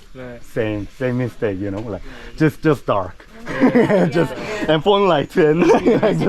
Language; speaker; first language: English; non-native, learner; Korean